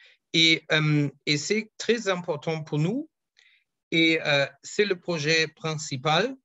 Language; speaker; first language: French; non-native, fluent; German